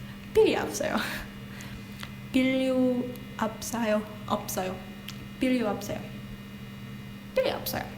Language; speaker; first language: Korean; non-native, learner; Hungarian